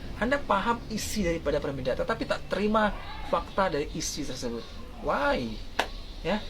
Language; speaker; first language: Indonesian; native; Indonesian